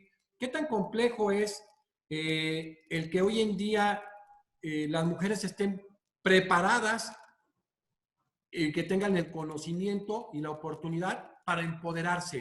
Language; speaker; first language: Spanish; native; Spanish